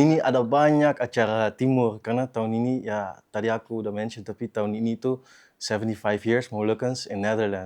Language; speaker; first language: Indonesian; early bilingual, heritage; Dutch